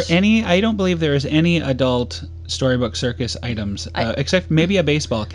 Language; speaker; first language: English; native; English